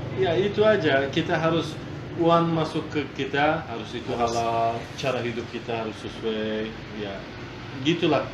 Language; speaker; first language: Indonesian; non-native, fluent; Turkish